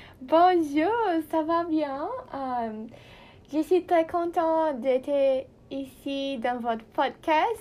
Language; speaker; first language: French; non-native, learner; Portuguese